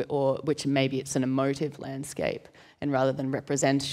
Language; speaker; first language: English; native; English